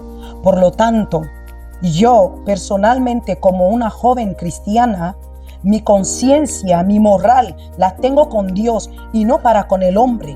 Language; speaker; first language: Spanish; non-native, local second language; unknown